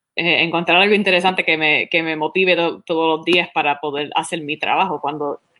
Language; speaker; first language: Spanish; early bilingual, heritage; Spanish